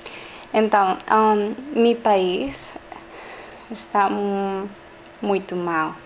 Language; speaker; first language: Portuguese; non-native, learner; Spanish